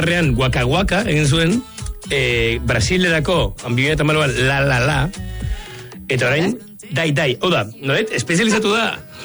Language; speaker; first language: Basque; native; Basque